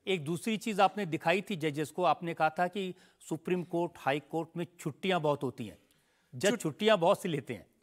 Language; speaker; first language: Hindi; native; Hindi